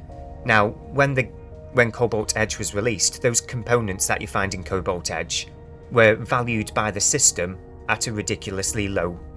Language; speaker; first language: English; native; English